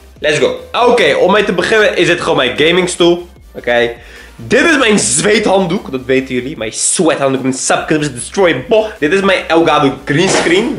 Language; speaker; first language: Dutch; native; Dutch